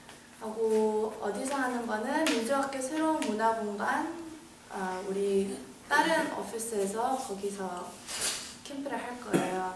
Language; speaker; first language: Korean; early bilingual, heritage; Korean